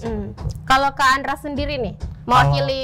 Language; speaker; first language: Indonesian; native; Indonesian